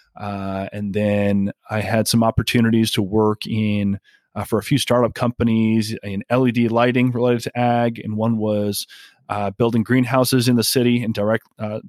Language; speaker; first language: English; native; English